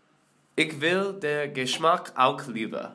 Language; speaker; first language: German; non-native, learner; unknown